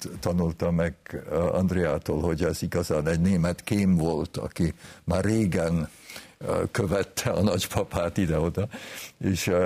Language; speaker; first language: Hungarian; early bilingual, heritage; Hungarian